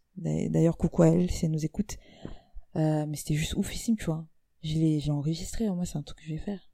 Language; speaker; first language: French; native; French